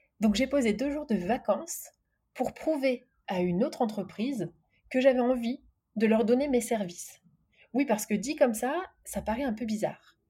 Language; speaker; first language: French; native; French